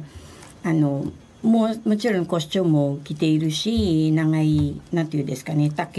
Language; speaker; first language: Japanese; non-native, fluent; Filipino